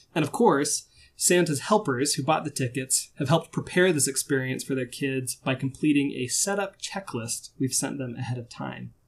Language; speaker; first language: English; native; English